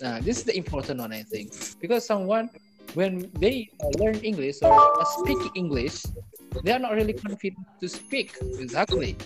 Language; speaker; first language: English; non-native, learner; Indonesian